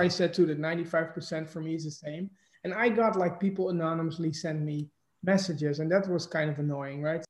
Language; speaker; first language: English; non-native, fluent; Dutch